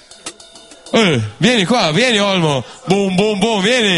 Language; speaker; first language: Italian; non-native, fluent; Russian